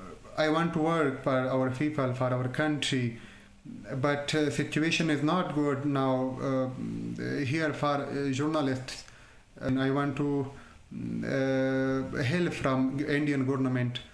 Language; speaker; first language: English; non-native, learner; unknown